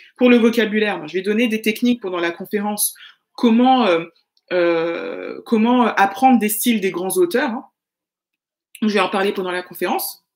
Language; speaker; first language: French; native; French